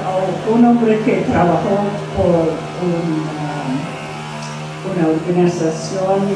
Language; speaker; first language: Spanish; non-native, fluent; English